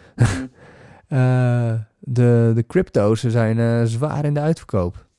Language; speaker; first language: Dutch; native; Dutch